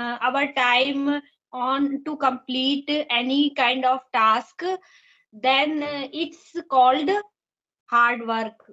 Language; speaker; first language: English; non-native, learner; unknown